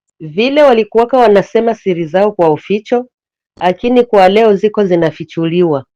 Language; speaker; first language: Swahili; native; Swahili